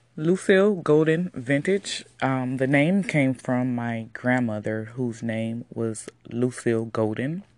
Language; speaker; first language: English; native; English